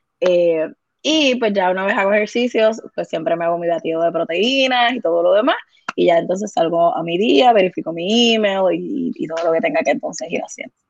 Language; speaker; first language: Spanish; native; Spanish